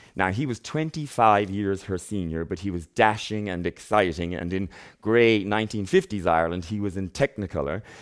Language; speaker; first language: English; native; English